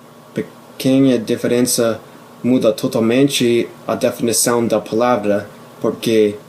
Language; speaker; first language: Portuguese; non-native, fluent; English